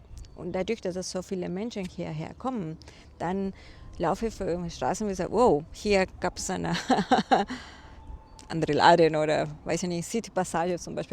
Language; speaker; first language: German; non-native, fluent; Spanish